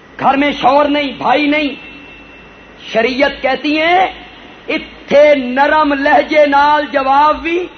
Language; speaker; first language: Urdu; non-native, local second language; Punjabi